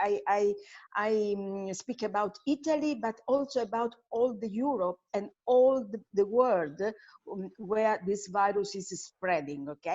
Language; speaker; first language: English; non-native, fluent; Italian